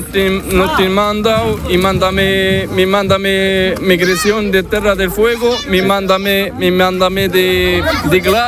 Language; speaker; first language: Spanish; non-native, learner; Arabic